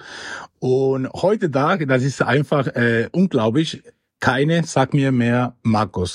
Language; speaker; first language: German; non-native, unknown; Spanish